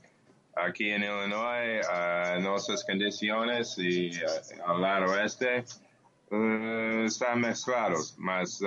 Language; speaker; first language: Portuguese; non-native, learner; English